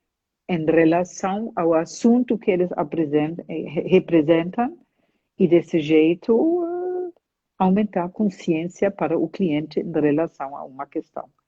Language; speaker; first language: Portuguese; non-native, fluent; German